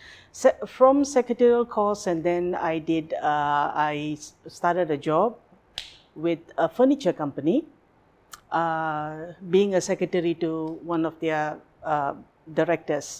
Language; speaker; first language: English; non-native, local second language; Tamil